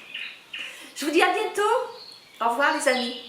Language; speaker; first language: French; native; French